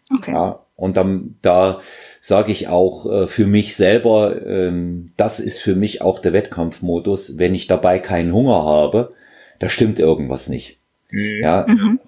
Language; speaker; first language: German; native; German